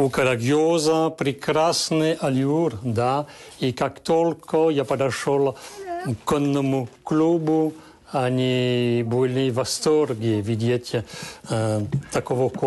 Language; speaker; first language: Russian; non-native, fluent; French